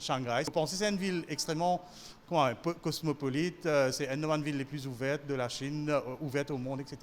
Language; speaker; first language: French; non-native, local second language; Morisyen